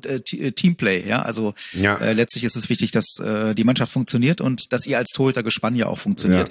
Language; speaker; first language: German; native; German